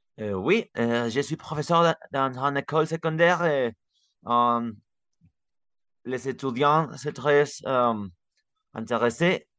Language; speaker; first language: French; non-native, learner; Spanish